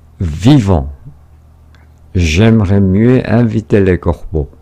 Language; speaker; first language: French; non-native, fluent; Korean